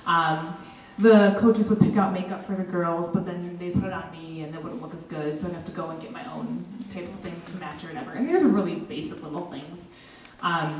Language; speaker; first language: English; native; English